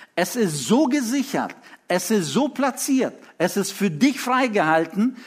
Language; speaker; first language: German; early bilingual, other home language; Russian